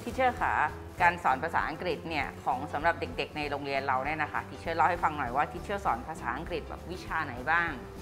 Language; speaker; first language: Thai; native; Thai